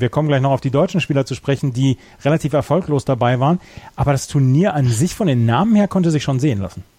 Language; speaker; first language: German; native; German